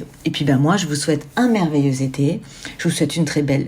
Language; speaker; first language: French; native; French